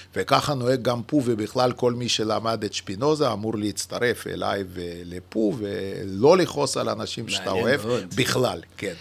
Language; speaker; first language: Hebrew; non-native, fluent; Russian